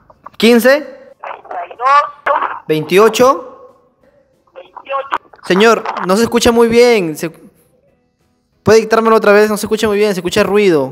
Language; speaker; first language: Spanish; native; Spanish